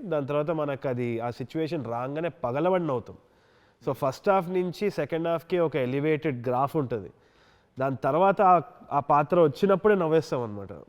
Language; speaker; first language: Telugu; native; Telugu